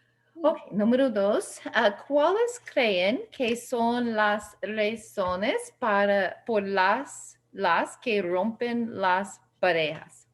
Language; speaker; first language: Spanish; non-native, learner; English